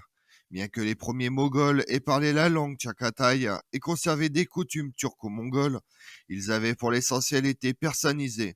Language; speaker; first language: French; native; French